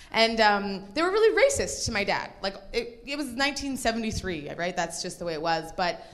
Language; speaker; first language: English; native; English